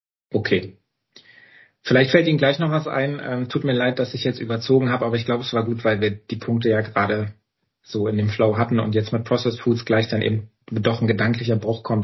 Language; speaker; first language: German; native; German